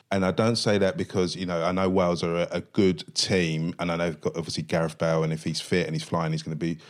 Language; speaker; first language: English; native; English